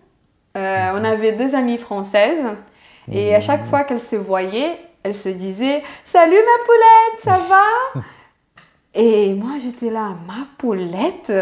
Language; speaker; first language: French; non-native, fluent; Portuguese